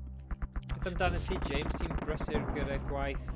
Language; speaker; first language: Welsh; native; Welsh